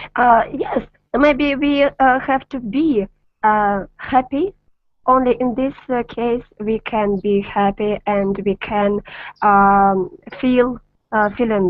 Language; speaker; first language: English; non-native, learner; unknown